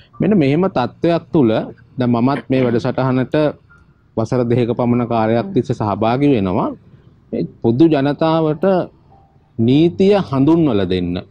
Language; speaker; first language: Sinhala; native; Sinhala